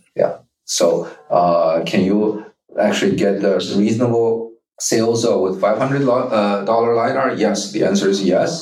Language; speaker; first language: English; non-native, fluent; Chinese